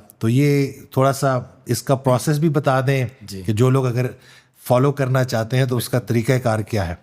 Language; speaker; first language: Urdu; native; Urdu